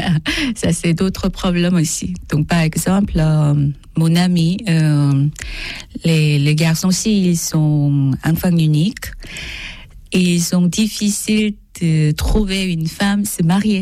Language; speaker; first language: French; non-native, learner; Korean